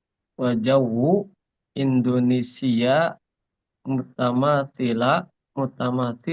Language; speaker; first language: Arabic; non-native, learner; Indonesian